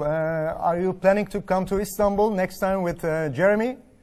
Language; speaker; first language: English; non-native, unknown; Turkish